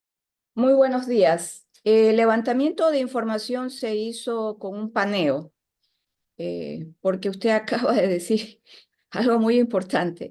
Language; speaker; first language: Spanish; native; Spanish